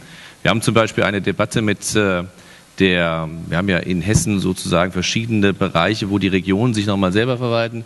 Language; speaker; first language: German; native; German